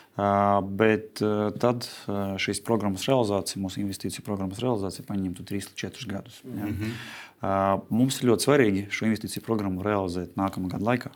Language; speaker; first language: Latvian; non-native, local second language; Russian